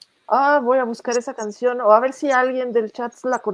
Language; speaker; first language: Spanish; native; Spanish